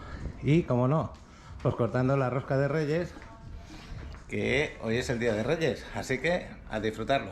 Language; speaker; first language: Spanish; native; Spanish